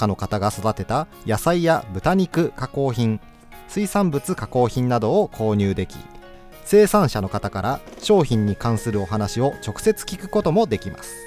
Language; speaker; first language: Japanese; native; Japanese